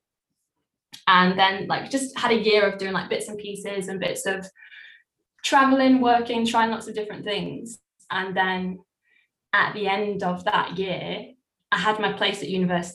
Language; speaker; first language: English; native; English